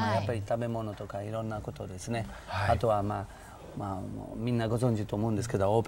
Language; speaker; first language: Japanese; non-native, fluent; Italian